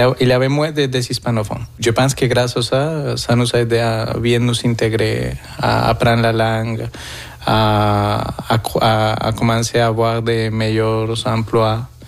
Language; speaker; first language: French; non-native, fluent; Spanish